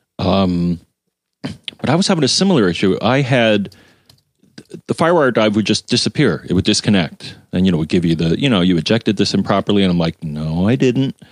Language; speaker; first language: English; native; English